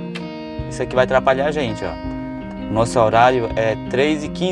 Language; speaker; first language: Portuguese; native; Portuguese